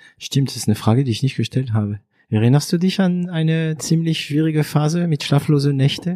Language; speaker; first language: German; non-native, fluent; French